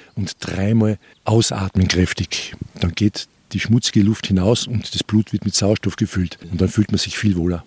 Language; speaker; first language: German; native; German